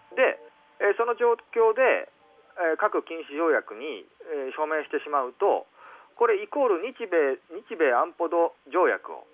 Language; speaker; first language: Japanese; native; Japanese